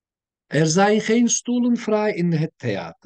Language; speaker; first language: Dutch; non-native, fluent; Turkish